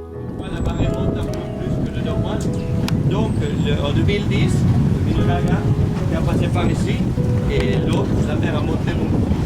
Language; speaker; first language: French; non-native, learner; Spanish